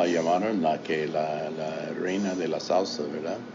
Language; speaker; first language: Spanish; non-native, fluent; English